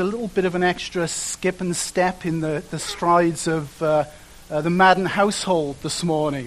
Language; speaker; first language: English; native; English